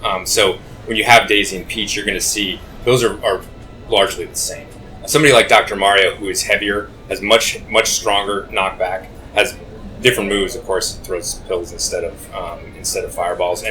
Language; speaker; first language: English; native; English